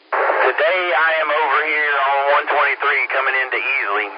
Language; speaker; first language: English; native; English